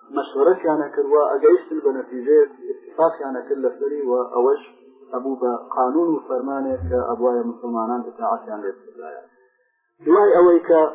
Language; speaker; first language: Central Kurdish; non-native, local second language; Gurani